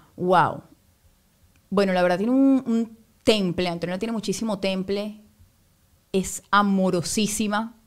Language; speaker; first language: Spanish; native; Spanish